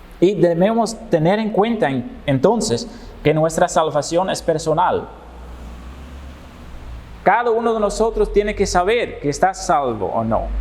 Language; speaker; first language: Spanish; non-native, fluent; Dutch